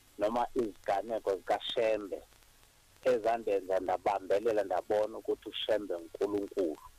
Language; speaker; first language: Zulu; non-native, local second language; Xhosa